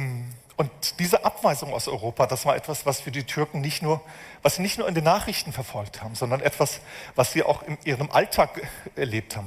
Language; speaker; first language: German; native; German